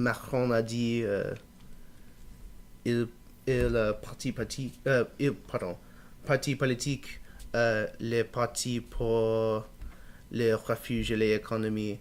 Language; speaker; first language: French; non-native, learner; English